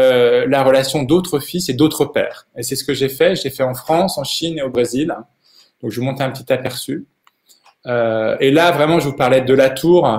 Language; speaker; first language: French; native; French